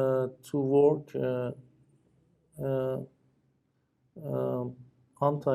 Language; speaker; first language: English; non-native, learner; Persian